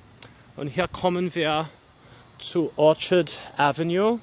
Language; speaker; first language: German; non-native, fluent; English